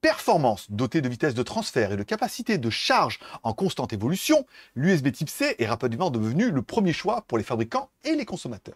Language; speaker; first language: French; native; French